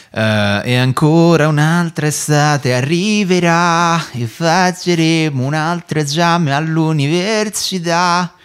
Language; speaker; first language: Italian; native; Italian